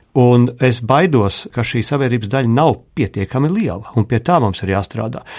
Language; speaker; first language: Latvian; native; Latvian